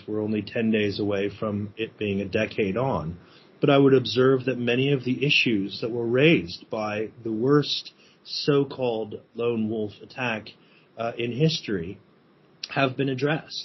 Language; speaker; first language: English; native; English